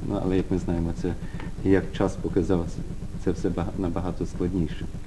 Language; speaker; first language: Ukrainian; early bilingual, heritage; Ukrainian